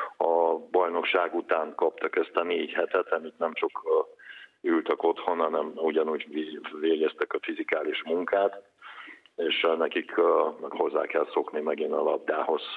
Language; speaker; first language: Hungarian; non-native, fluent; Russian